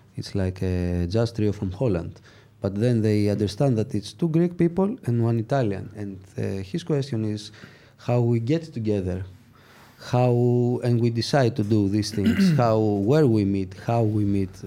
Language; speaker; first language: English; non-native, fluent; Greek